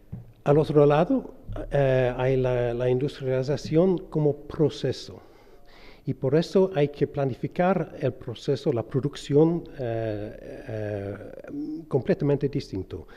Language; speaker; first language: Spanish; non-native, fluent; English